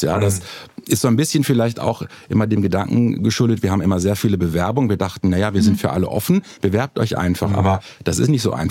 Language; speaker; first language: German; native; German